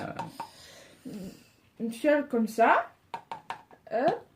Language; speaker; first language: French; native; French